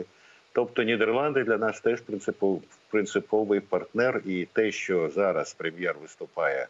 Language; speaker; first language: Ukrainian; native; Ukrainian